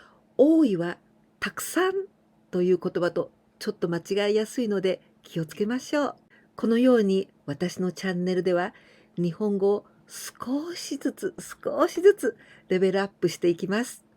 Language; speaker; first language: Japanese; non-native, fluent; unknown